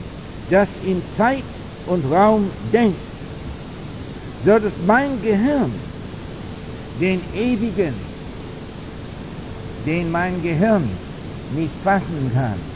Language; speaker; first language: German; non-native, fluent; English